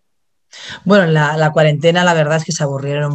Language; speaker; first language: Spanish; native; Spanish